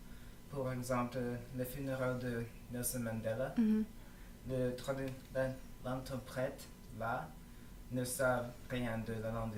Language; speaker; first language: French; non-native, learner; English